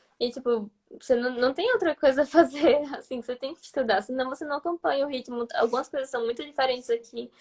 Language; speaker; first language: Portuguese; native; Portuguese